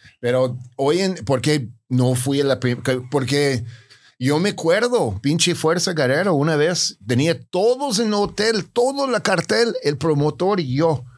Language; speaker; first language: Spanish; non-native, fluent; English